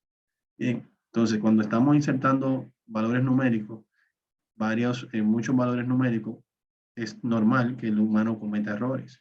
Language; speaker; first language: Spanish; native; Spanish